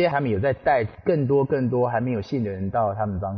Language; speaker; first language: Chinese; native; Chinese